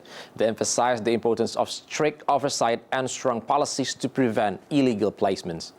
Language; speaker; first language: English; non-native, fluent; Indonesian